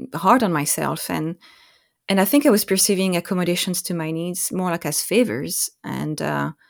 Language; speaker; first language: English; non-native, fluent; French